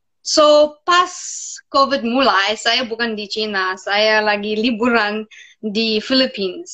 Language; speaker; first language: Indonesian; non-native, fluent; English